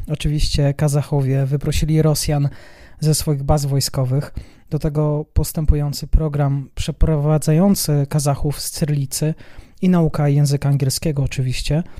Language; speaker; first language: Polish; native; Polish